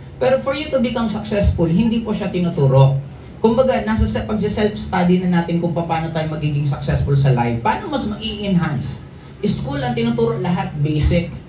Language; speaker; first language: Filipino; non-native, local second language; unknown